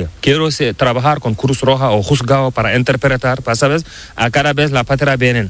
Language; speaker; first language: Spanish; non-native, learner; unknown